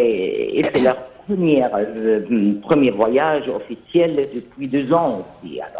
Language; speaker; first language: French; non-native, fluent; Arabic